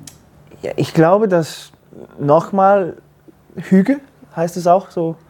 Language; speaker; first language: German; non-native, learner; Danish